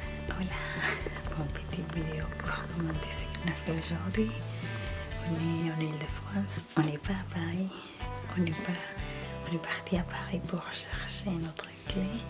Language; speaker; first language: French; non-native, learner; Spanish